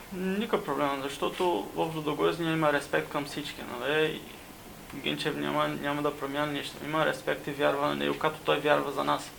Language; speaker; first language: Bulgarian; non-native, learner; Portuguese